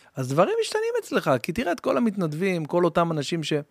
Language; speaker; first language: Hebrew; early bilingual, other home language; Arabic